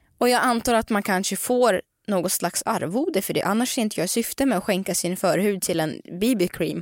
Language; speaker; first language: Swedish; native; Swedish